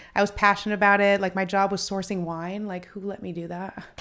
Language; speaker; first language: English; native; English